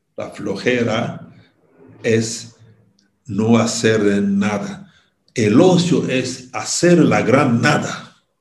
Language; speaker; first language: Spanish; non-native, fluent; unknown